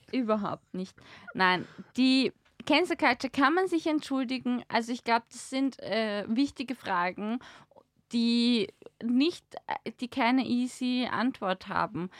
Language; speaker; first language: German; native; German